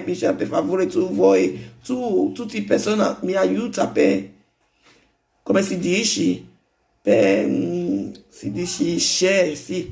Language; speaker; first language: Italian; non-native, learner; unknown